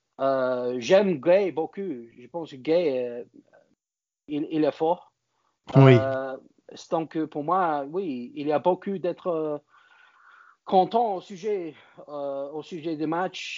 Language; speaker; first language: French; non-native, learner; English